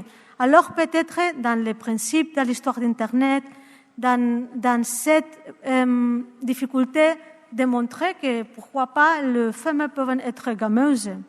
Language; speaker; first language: French; non-native, learner; Spanish